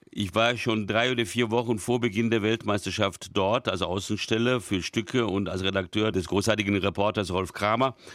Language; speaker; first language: German; early bilingual, other home language; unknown